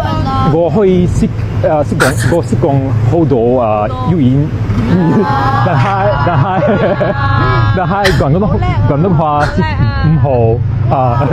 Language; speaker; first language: Cantonese; non-native, learner; English